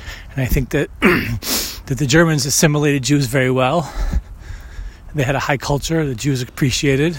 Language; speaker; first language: English; native; English